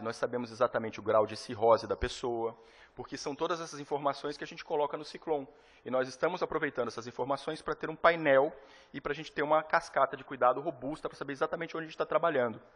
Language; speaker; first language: Portuguese; native; Portuguese